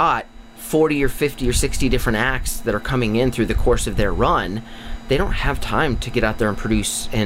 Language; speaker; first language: English; native; English